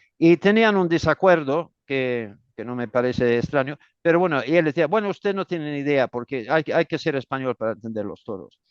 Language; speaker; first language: Spanish; non-native, fluent; Swedish